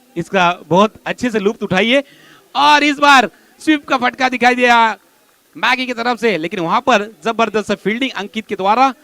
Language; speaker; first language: Hindi; non-native, local second language; Marathi